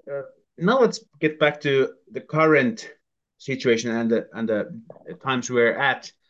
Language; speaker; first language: English; non-native, fluent; Finnish